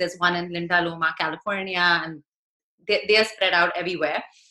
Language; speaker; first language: English; non-native, local second language; Hindi